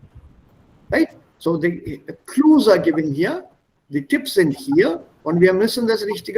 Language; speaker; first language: German; non-native, fluent; Hindi